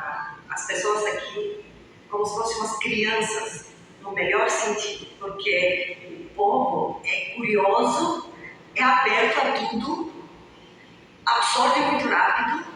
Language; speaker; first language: Portuguese; non-native, fluent; Bulgarian